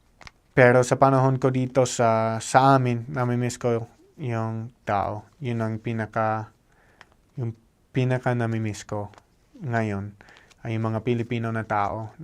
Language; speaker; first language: Filipino; non-native, fluent; English